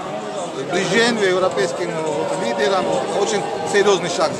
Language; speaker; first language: Russian; non-native, fluent; Georgian